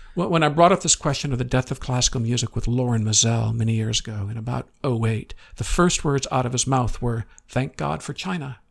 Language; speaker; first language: English; native; English